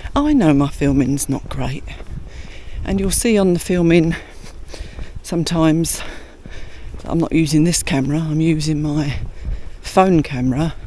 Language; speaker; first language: English; native; English